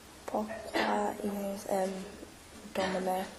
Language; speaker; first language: French; non-native, learner; English